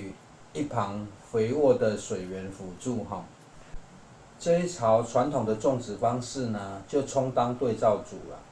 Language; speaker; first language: Chinese; native; Chinese